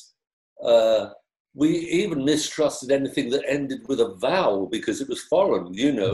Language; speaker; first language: English; native; English